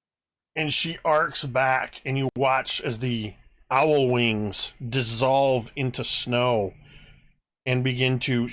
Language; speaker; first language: English; native; English